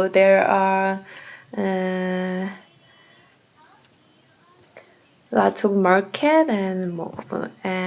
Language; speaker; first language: English; non-native, learner; Korean